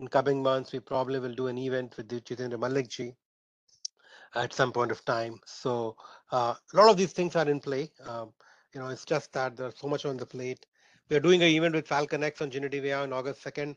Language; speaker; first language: English; non-native, local second language; Hindi